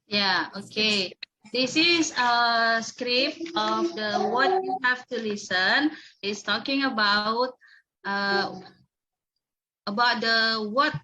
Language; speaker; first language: English; non-native, learner; Indonesian